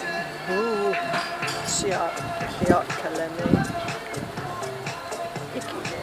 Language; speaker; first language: Turkish; non-native, learner; English